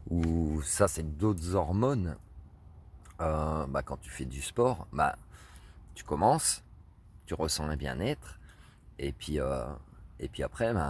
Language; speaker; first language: French; native; French